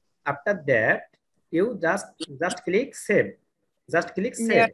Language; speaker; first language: English; non-native, learner; Bangla